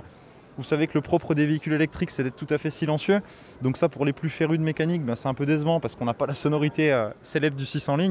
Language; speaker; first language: French; native; French